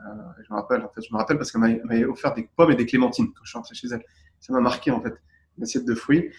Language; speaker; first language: French; native; French